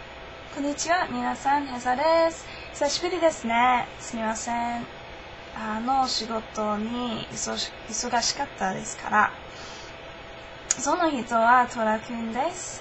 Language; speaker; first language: Japanese; non-native, learner; English